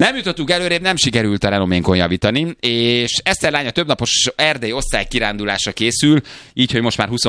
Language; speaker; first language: Hungarian; native; Hungarian